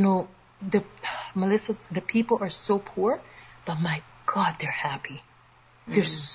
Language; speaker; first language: English; native; English